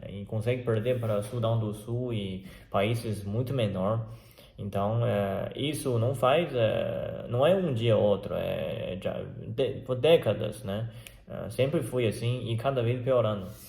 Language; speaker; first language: Portuguese; non-native, learner; Chinese